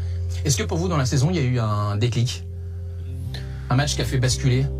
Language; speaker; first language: French; native; French